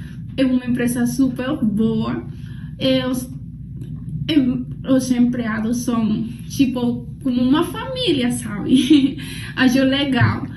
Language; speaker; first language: Portuguese; non-native, learner; Spanish